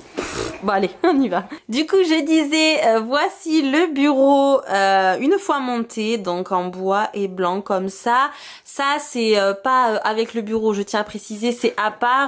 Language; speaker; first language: French; native; French